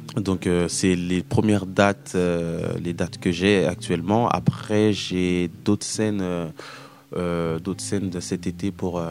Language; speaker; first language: French; native; French